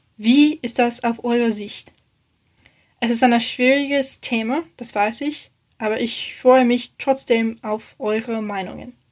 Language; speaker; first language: German; non-native, learner; English